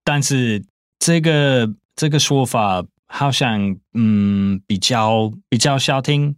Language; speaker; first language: Chinese; non-native, fluent; English